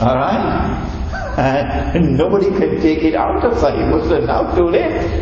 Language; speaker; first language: English; native; English